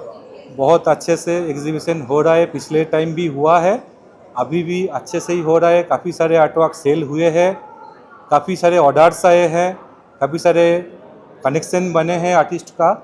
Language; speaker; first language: Hindi; native; Hindi